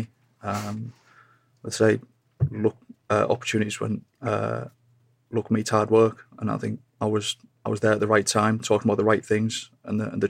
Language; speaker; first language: English; native; English